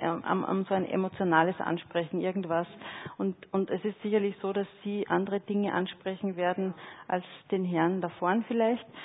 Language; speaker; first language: German; native; German